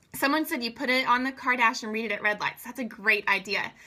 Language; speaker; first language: English; native; English